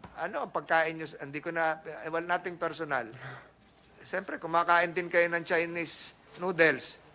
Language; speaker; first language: Filipino; native; Filipino